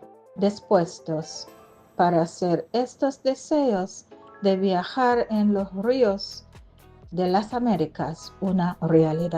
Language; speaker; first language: Spanish; non-native, fluent; English